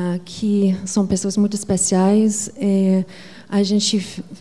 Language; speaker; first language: Portuguese; non-native, fluent; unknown